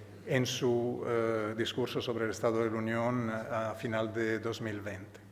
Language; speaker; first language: Spanish; non-native, fluent; Italian